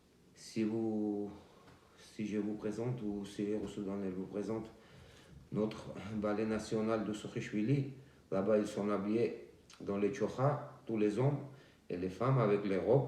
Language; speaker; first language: French; non-native, fluent; Georgian